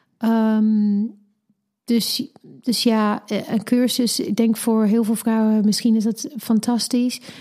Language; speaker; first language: Dutch; non-native, fluent; English